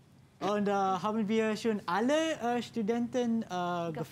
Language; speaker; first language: German; non-native, learner; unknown